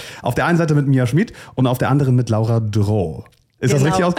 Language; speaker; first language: German; native; German